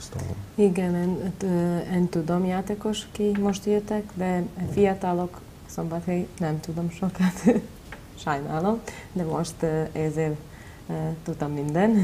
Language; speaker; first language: Hungarian; non-native, learner; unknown